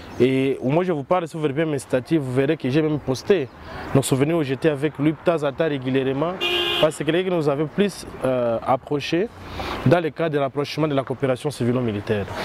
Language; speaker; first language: French; non-native, local second language; Swahili